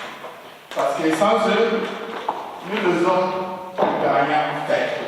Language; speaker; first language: French; non-native, learner; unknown